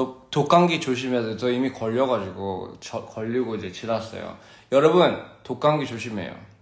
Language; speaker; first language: Korean; early bilingual, other home language; English